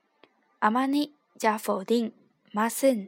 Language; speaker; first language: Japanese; non-native, fluent; Chinese